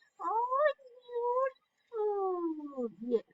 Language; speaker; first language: English; non-native, learner; Spanish